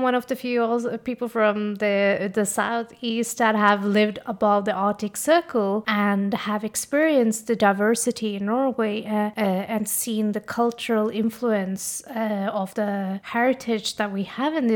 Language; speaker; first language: English; non-native, fluent; Norwegian